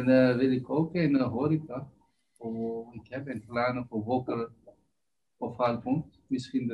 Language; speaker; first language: Dutch; non-native, learner; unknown